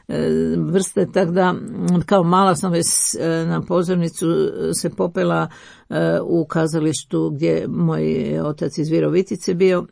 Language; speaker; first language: Croatian; native; Croatian